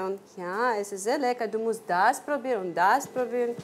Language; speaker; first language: German; non-native, learner; Ukrainian